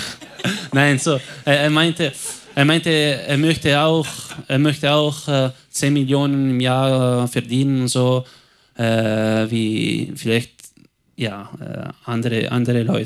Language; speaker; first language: German; non-native, local second language; Italian